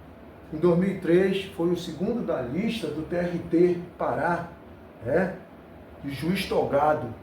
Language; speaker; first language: Portuguese; native; Portuguese